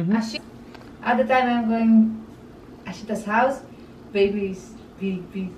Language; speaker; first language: English; non-native, learner; Portuguese